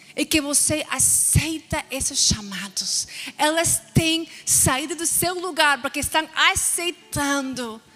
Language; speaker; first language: Portuguese; non-native, fluent; English